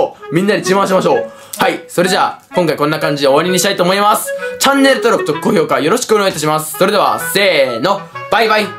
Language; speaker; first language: Japanese; native; Japanese